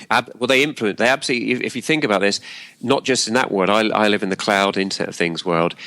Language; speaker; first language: English; native; English